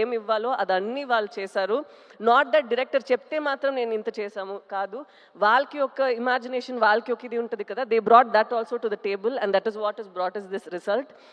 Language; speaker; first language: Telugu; non-native, fluent; Tamil